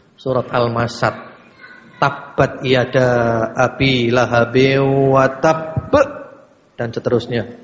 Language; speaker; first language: Indonesian; native; Indonesian